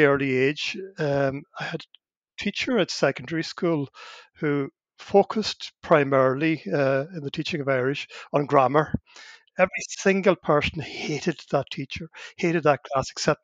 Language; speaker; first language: English; non-native, local second language; Irish